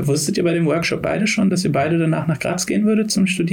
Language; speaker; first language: German; native; German